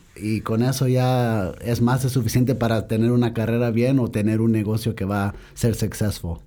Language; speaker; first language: Spanish; early bilingual, heritage; Spanish